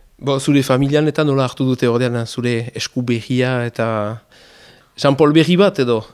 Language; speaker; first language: Basque; native; Basque